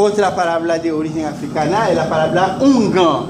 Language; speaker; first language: Spanish; non-native, fluent; Haitian Creole